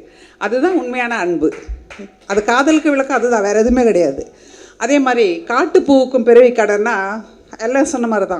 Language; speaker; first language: Tamil; native; Tamil